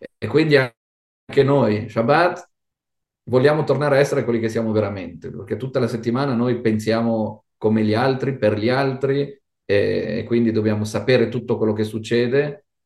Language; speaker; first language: Italian; non-native, fluent; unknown